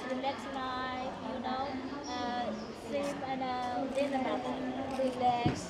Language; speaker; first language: English; non-native, learner; Chinese